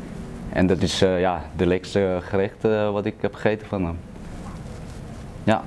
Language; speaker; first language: Dutch; non-native, fluent; Thai